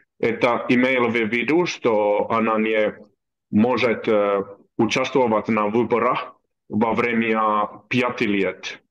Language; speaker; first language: Russian; non-native, learner; Finnish